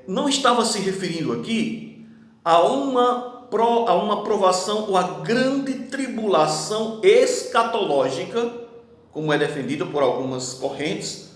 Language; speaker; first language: Portuguese; native; Portuguese